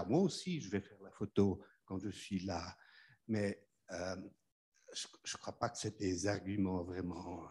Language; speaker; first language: French; non-native, fluent; German